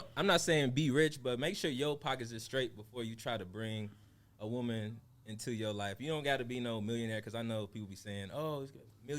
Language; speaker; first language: English; native; English